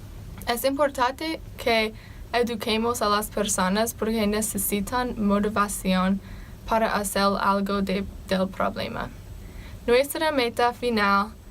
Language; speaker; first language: Spanish; non-native, learner; English